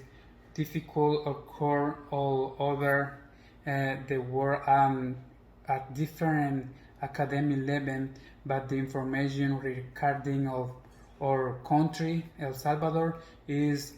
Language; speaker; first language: English; non-native, learner; Spanish